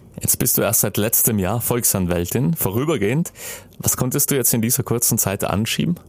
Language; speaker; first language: German; native; German